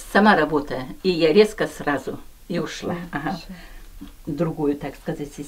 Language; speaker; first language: Russian; native; Russian